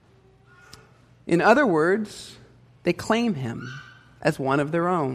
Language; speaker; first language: English; native; English